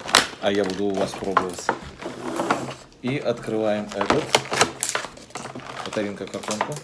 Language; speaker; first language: Russian; native; Russian